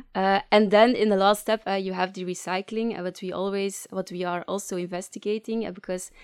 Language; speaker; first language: English; non-native, fluent; Dutch